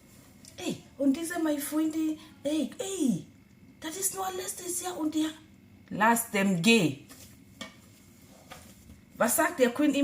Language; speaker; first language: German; non-native, learner; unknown